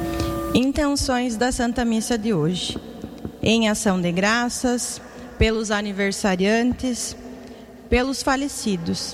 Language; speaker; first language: Portuguese; native; Portuguese